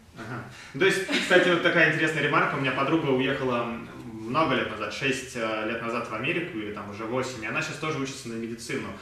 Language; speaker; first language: Russian; native; Russian